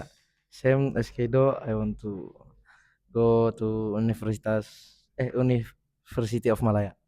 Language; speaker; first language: English; non-native, learner; Indonesian